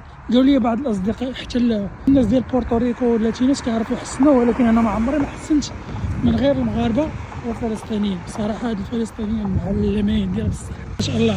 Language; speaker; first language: Arabic; native; Arabic